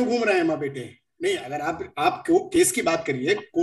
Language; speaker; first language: Hindi; native; Hindi